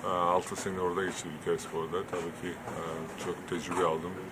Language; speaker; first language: Turkish; non-native, fluent; Georgian